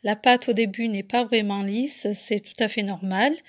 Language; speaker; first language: French; non-native, local second language; Arabic